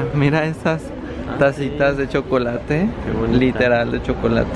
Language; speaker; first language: Spanish; native; Spanish